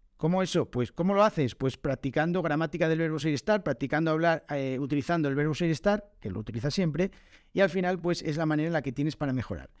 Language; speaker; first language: Spanish; native; Spanish